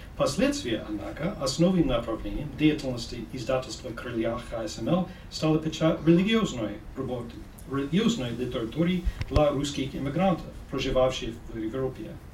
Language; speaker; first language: Russian; non-native, fluent; English